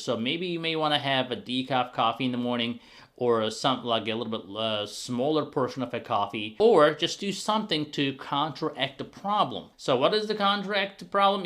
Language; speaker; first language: English; non-native, fluent; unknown